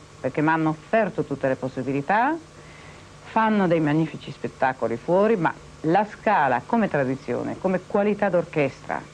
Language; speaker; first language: Italian; non-native, fluent; Greek